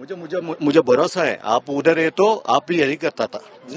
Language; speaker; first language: Hindi; non-native, local second language; Kannada